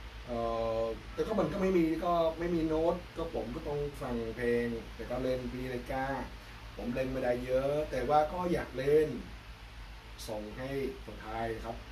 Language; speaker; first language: Thai; non-native, learner; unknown